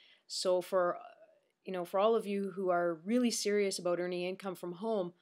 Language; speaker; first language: English; native; English